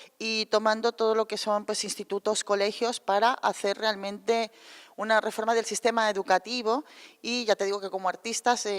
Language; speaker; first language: Spanish; native; Spanish